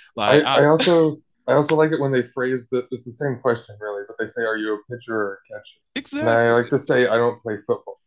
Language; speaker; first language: English; native; English